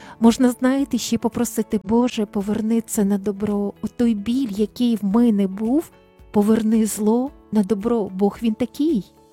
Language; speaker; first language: Ukrainian; native; Ukrainian